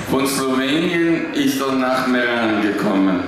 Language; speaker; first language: German; non-native, fluent; Italian